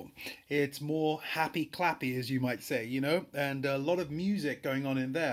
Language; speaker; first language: English; non-native, local second language; Yoruba